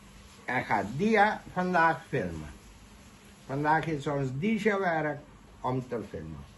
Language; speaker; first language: Dutch; non-native, local second language; Caribbean Hindustani